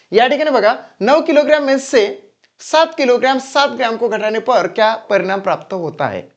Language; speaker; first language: Hindi; non-native, local second language; Marathi